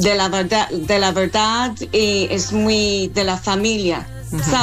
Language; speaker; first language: Spanish; non-native, fluent; English